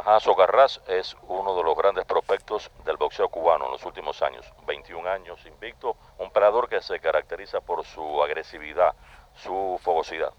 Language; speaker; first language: Spanish; native; Spanish